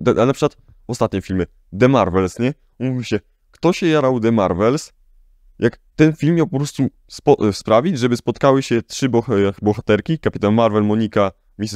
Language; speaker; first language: Polish; native; Polish